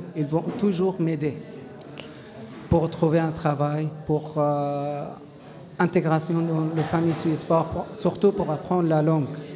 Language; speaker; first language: French; non-native, learner; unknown